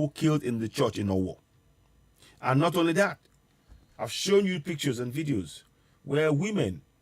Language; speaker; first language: English; non-native, local second language; Yoruba